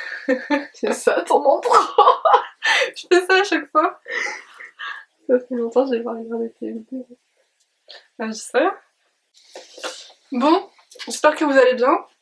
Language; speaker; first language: French; native; French